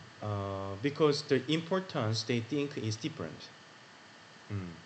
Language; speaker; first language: English; non-native, learner; Korean